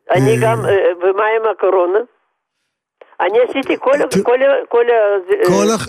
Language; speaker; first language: Hebrew; non-native, fluent; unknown